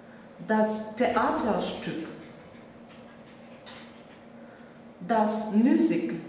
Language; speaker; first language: German; non-native, fluent; Russian